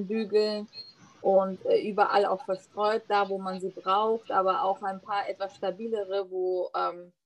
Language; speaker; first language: German; native; German